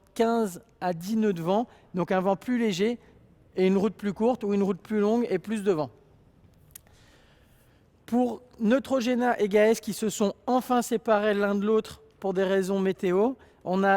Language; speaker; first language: French; native; French